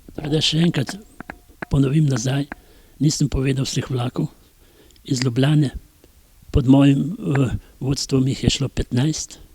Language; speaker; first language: Slovenian; native; Slovenian